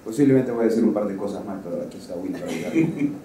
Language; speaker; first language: Spanish; native; Spanish